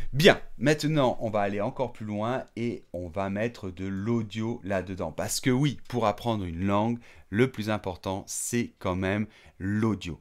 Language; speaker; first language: French; native; French